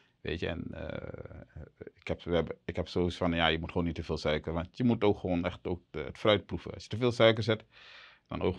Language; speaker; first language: Dutch; native; Dutch